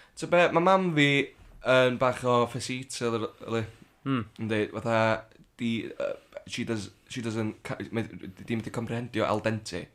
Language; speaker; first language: Welsh; native; Welsh